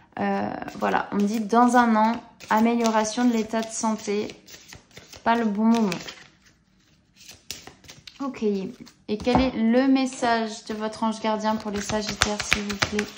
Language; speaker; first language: French; native; French